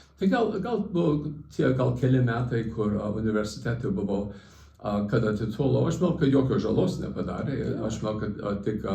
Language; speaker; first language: Lithuanian; early bilingual, heritage; Lithuanian